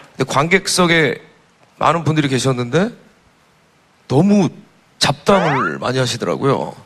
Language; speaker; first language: Korean; native; Korean